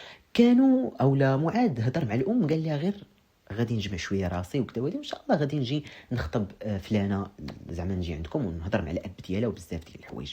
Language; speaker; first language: Arabic; native; Arabic